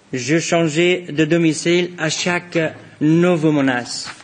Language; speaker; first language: French; non-native, fluent; Persian